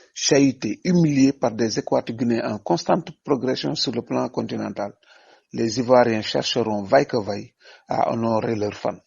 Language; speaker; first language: French; non-native, local second language; Wolof